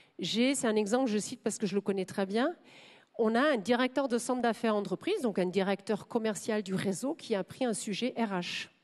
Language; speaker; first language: French; non-native, fluent; German